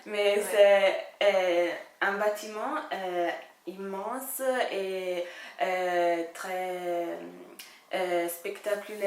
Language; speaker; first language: French; non-native, fluent; Italian